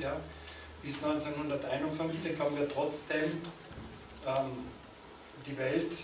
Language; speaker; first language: German; native; German